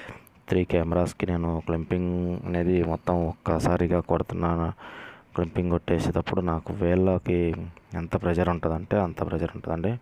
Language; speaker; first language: Telugu; native; Telugu